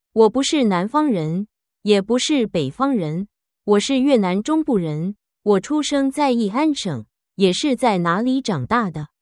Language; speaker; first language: Chinese; non-native, learner; Vietnamese